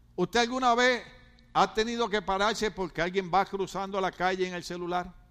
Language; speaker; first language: Spanish; native; Spanish